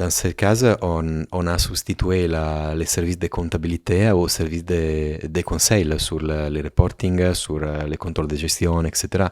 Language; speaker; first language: French; non-native, fluent; Italian